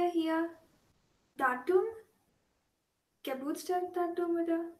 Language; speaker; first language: German; non-native, learner; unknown